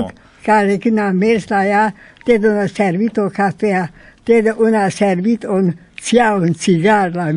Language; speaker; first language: Romanian; non-native, local second language; Hungarian